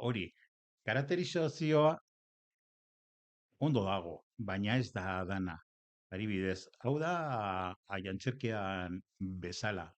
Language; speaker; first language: Basque; non-native, local second language; Spanish